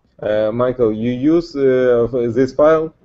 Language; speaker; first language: English; non-native, learner; Russian